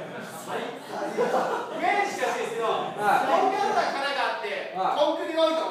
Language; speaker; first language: Japanese; native; Japanese